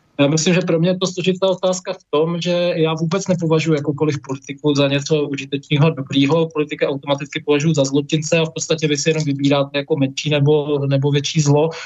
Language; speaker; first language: Czech; native; Czech